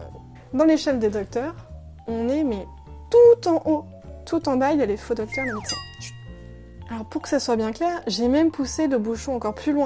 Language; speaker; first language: French; native; French